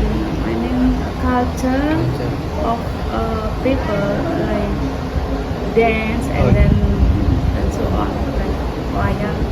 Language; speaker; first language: English; non-native, learner; Indonesian